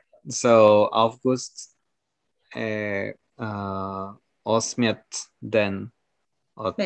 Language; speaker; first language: Bulgarian; non-native, learner; French